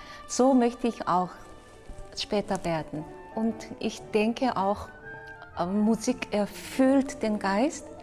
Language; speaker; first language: German; non-native, fluent; Korean